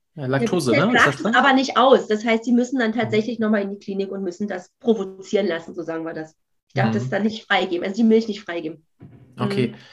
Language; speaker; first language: German; native; German